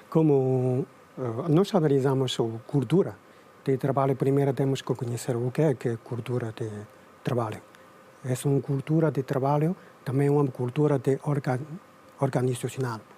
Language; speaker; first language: Portuguese; non-native, learner; Chinese